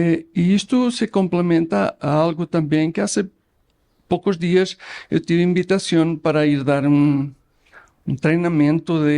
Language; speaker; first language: Spanish; non-native, learner; Portuguese